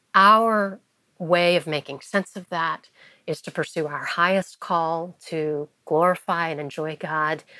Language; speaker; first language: English; native; English